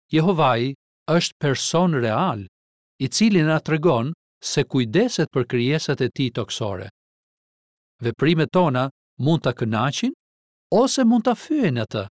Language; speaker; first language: Albanian; native; Albanian